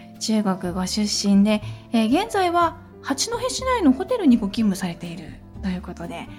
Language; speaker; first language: Japanese; native; Japanese